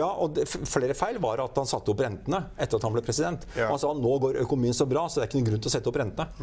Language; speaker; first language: Norwegian; native; Norwegian